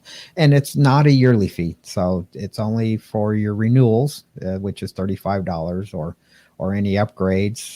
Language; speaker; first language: English; native; English